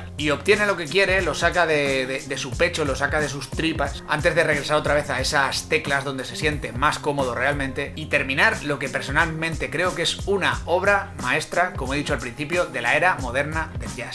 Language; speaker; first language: Spanish; native; Spanish